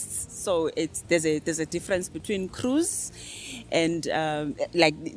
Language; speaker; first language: English; non-native, local second language; Xhosa